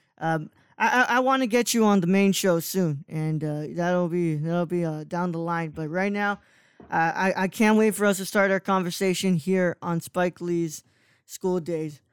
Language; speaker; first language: English; native; English